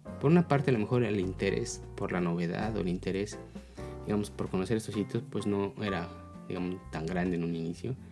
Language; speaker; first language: Spanish; native; Spanish